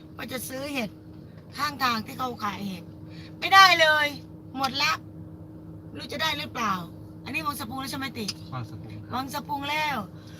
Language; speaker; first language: Thai; native; Thai